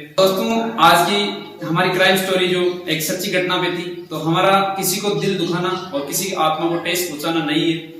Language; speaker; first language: Hindi; native; Hindi